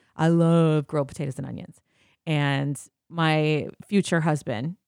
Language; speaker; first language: English; native; English